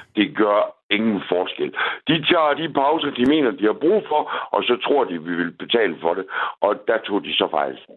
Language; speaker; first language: Danish; native; Danish